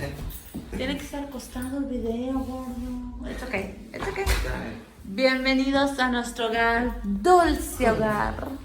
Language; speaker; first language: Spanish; early bilingual, heritage; Spanish